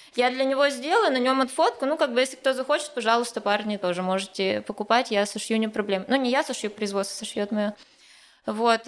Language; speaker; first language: Russian; native; Russian